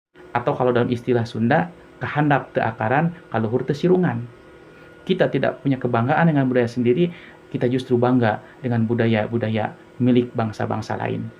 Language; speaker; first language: Indonesian; non-native, local second language; Sundanese